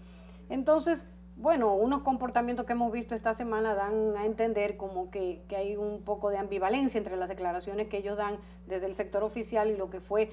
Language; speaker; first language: Spanish; native; Spanish